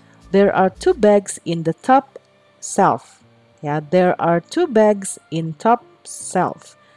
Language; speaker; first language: English; non-native, fluent; Indonesian